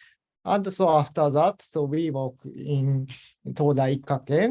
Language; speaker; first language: English; non-native, learner; Japanese